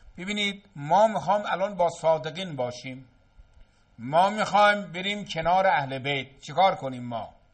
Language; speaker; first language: Persian; native; Persian